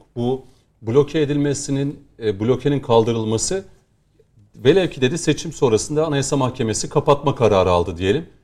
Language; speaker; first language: Turkish; native; Turkish